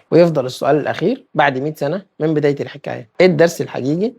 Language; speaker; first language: Arabic; native; Arabic